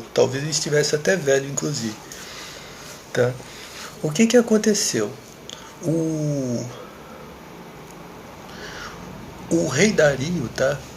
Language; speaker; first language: Portuguese; native; Portuguese